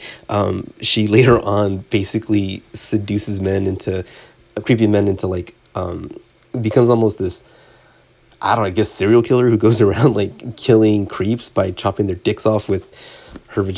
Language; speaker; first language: English; native; English